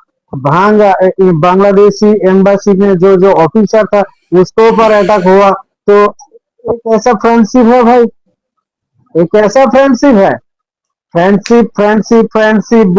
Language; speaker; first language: Hindi; non-native, fluent; Bangla